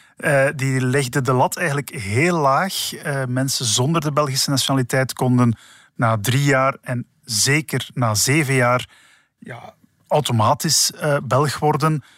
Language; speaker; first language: Dutch; native; Dutch